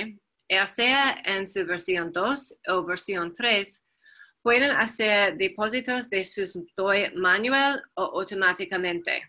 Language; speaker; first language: Spanish; non-native, fluent; English